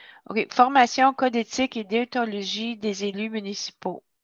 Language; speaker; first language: French; native; French